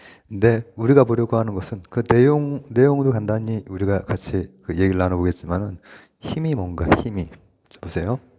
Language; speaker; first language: Korean; native; Korean